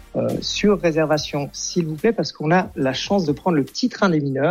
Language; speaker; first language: French; native; French